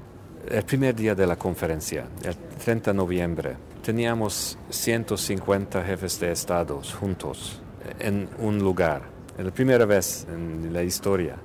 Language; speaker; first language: Spanish; non-native, fluent; Hungarian